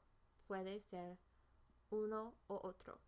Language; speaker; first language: Spanish; non-native, fluent; English